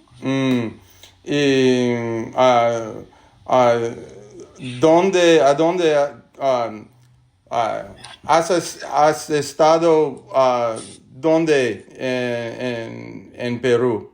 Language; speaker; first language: Spanish; non-native, learner; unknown